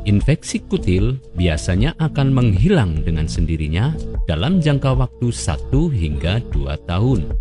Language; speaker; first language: Indonesian; native; Indonesian